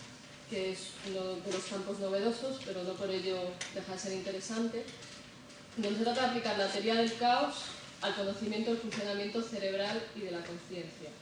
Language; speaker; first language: Spanish; native; Spanish